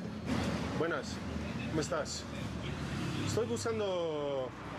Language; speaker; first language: Spanish; early bilingual, heritage; English